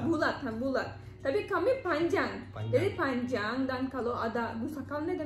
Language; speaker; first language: Indonesian; non-native, learner; Turkish